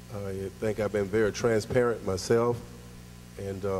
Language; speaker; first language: English; native; English